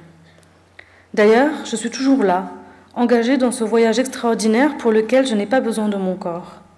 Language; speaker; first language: French; native; French